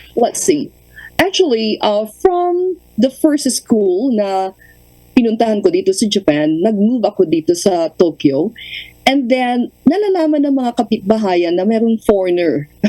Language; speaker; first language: Filipino; non-native, local second language; Iloko